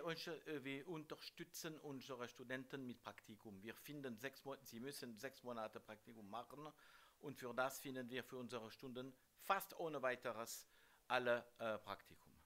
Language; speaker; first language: German; non-native, learner; French